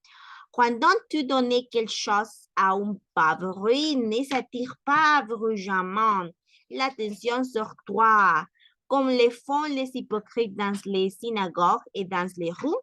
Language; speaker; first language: French; non-native, learner; Spanish